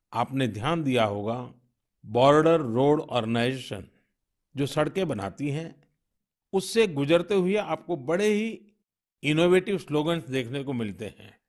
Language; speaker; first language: Hindi; non-native, local second language; Gujarati